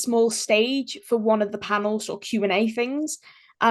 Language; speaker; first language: English; native; English